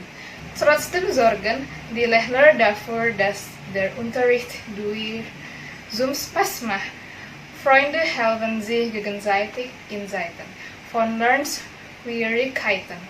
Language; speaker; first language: German; non-native, learner; Indonesian